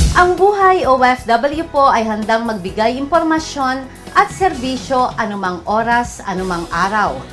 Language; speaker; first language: Filipino; native; Filipino